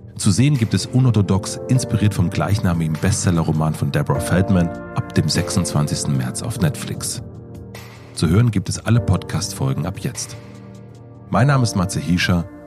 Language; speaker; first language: German; native; German